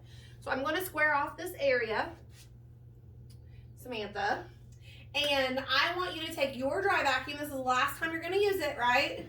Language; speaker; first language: English; native; English